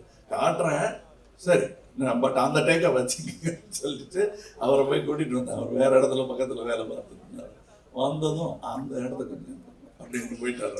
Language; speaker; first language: Tamil; native; Tamil